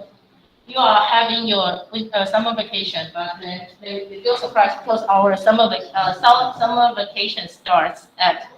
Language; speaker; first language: English; non-native, fluent; Chinese